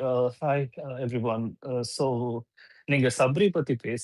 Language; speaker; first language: Tamil; non-native, local second language; Malayalam